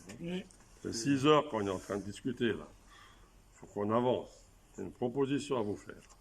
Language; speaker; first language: French; native; French